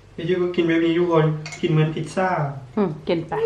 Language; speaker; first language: Thai; early bilingual, heritage; Thai